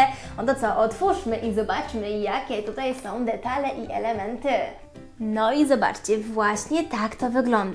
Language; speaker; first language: Polish; native; Polish